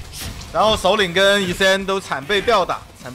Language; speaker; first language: Chinese; native; Chinese